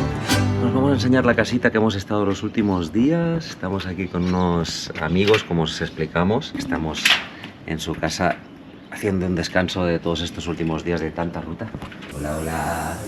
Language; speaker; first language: Spanish; native; Spanish